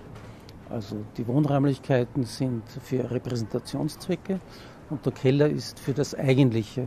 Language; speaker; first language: German; native; German